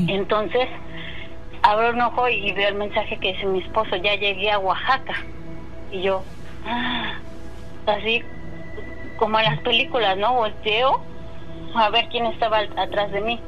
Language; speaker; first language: Spanish; native; Spanish